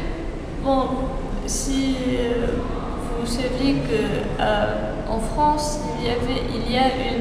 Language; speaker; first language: French; non-native, local second language; Arabic